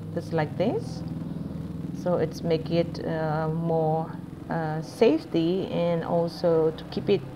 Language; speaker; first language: English; non-native, fluent; Indonesian